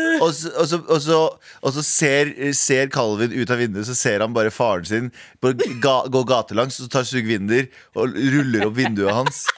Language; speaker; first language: Norwegian; early bilingual, other home language; Kurdish